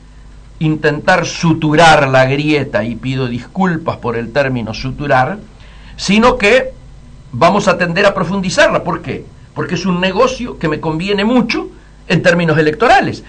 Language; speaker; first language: Spanish; native; Spanish